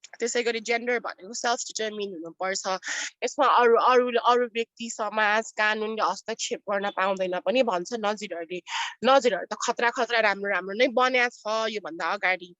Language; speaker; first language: Nepali; non-native, local second language; Newari